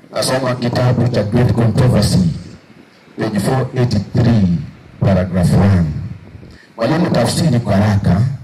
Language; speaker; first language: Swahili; non-native, local second language; Gusii